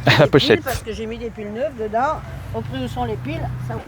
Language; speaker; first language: French; native; French